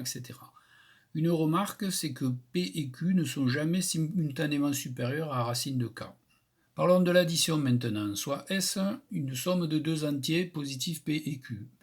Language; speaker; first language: French; native; French